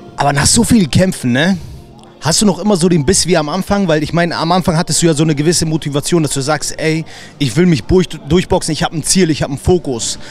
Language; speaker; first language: German; native; German